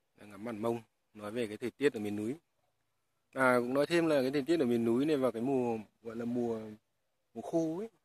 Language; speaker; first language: Vietnamese; non-native, local second language; Tày